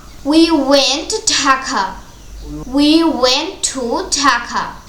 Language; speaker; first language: English; non-native, local second language; Bangla